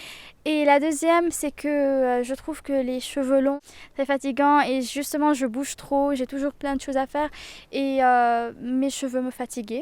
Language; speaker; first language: French; non-native, local second language; Arabic